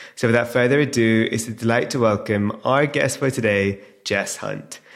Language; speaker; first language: English; native; English